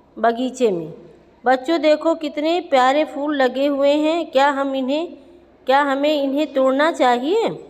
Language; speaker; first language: Hindi; native; Hindi